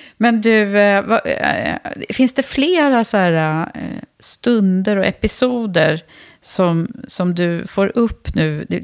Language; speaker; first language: Swedish; native; Swedish